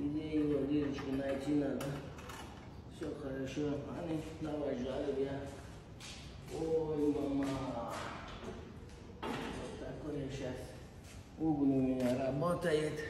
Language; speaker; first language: Russian; non-native, learner; Turkmen